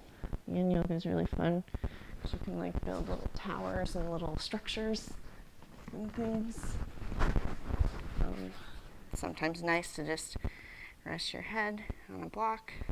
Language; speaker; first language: English; native; English